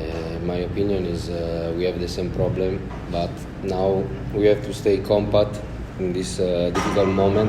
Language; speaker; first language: English; non-native, learner; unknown